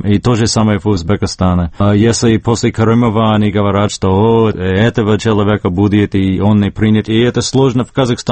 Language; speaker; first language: Russian; non-native, fluent; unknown